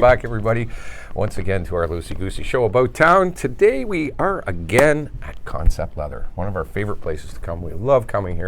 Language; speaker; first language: English; native; English